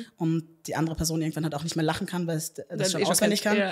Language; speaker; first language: German; native; German